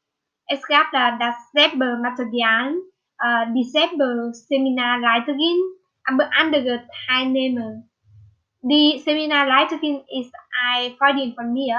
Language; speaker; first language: German; non-native, learner; Vietnamese